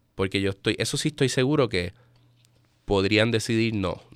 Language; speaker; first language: Spanish; native; Spanish